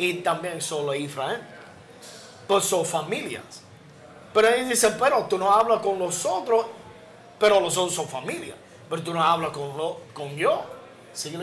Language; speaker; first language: Spanish; non-native, learner; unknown